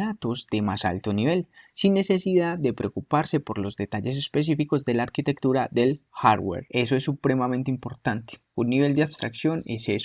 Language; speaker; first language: Spanish; native; Spanish